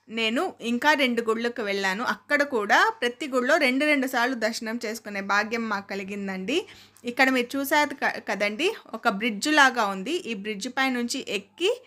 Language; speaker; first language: Telugu; non-native, local second language; Kannada